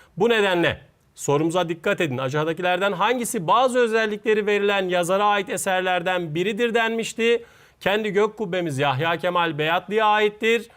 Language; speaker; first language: Turkish; native; Turkish